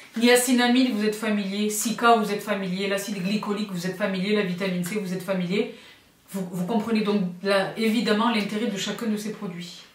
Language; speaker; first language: French; native; French